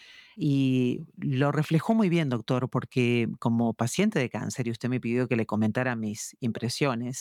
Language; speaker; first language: Spanish; native; Spanish